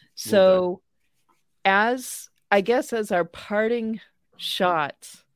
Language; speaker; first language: English; native; English